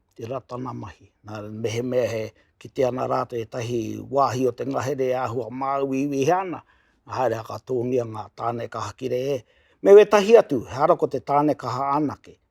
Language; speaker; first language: Māori; native; Māori